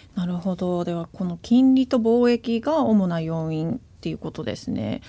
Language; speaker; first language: Japanese; early bilingual, heritage; Japanese